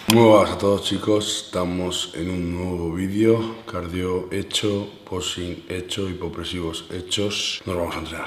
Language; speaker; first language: Spanish; native; Spanish